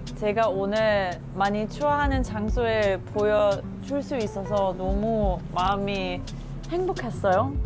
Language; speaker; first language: Korean; non-native, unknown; German